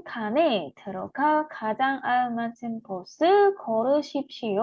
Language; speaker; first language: Korean; non-native, fluent; Indonesian